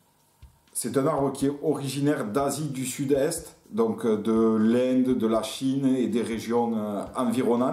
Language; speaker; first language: French; native; French